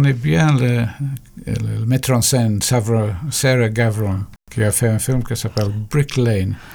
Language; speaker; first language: French; non-native, fluent; English